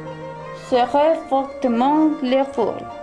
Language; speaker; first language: French; non-native, learner; Spanish